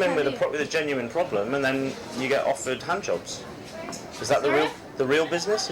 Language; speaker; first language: English; native; English